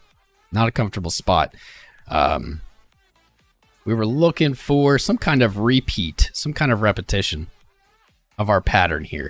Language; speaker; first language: English; native; English